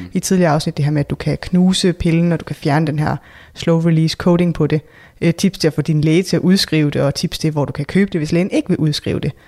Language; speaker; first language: Danish; native; Danish